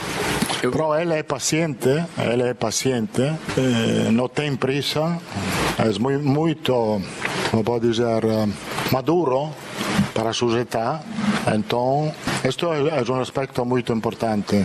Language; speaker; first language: Spanish; non-native, fluent; Italian